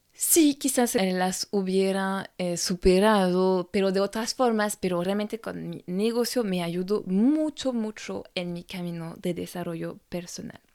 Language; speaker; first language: Spanish; non-native, fluent; French